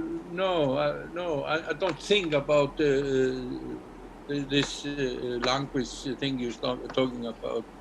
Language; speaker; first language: English; non-native, learner; Icelandic